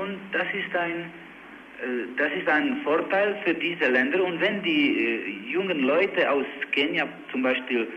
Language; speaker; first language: German; non-native, learner; Czech